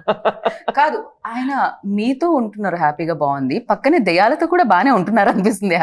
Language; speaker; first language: Telugu; native; Telugu